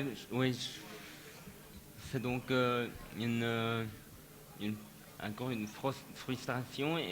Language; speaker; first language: French; non-native, fluent; Japanese